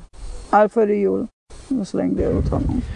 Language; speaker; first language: Swedish; non-native, fluent; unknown